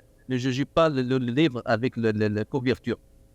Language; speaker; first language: French; non-native, learner; Arabic